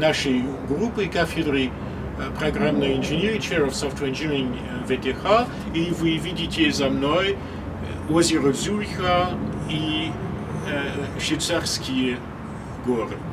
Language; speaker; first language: Russian; non-native, fluent; French